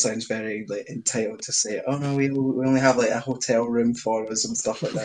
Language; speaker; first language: English; native; English